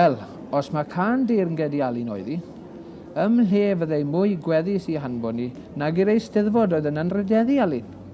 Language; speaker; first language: Welsh; native; Welsh